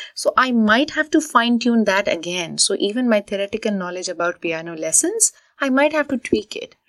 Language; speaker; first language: English; non-native, local second language; Hindi